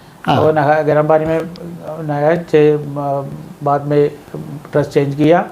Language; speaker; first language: Hindi; non-native, local second language; Malayalam